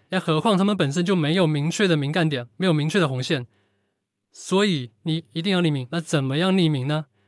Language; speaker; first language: Chinese; native; Chinese